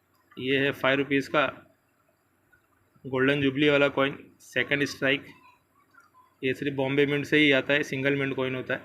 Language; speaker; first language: Hindi; native; Hindi